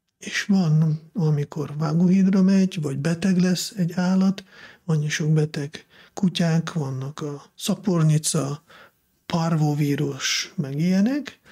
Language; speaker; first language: Hungarian; non-native, fluent; Russian